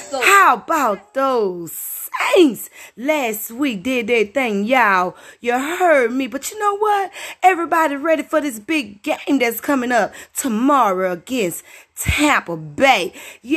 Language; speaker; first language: English; native; English